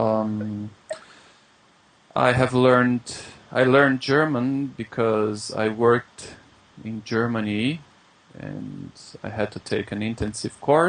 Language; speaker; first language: English; non-native, fluent; Portuguese